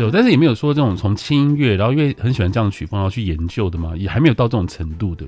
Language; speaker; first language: Chinese; native; Chinese